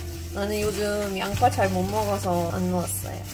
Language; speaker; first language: Korean; non-native, fluent; Swedish